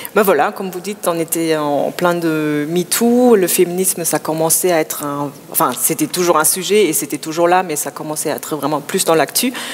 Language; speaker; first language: French; non-native, fluent; German